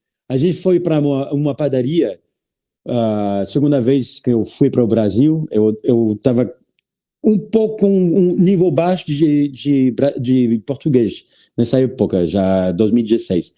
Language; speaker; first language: Portuguese; non-native, learner; French